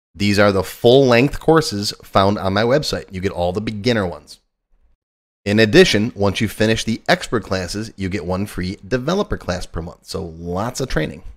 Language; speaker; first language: English; native; English